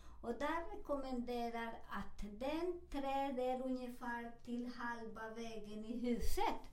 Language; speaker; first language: Swedish; non-native, fluent; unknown